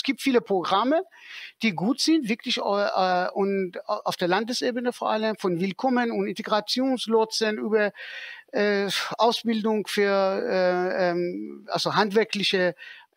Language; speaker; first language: German; non-native, fluent; Persian